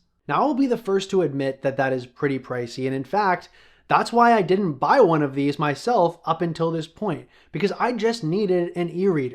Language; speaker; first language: English; native; English